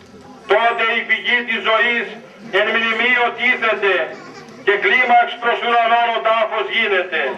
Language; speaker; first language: Greek; native; Greek